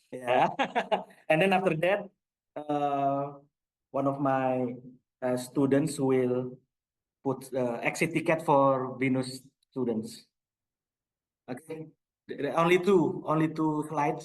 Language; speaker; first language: English; non-native, local second language; Indonesian